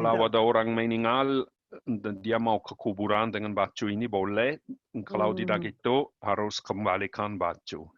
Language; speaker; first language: Indonesian; non-native, learner; German